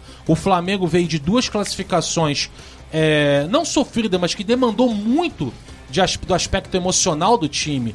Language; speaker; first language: Portuguese; native; Portuguese